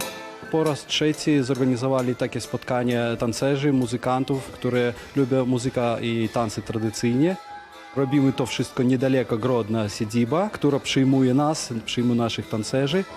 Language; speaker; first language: Polish; non-native, learner; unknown